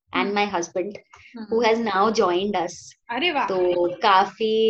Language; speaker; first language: Hindi; non-native, local second language; Marathi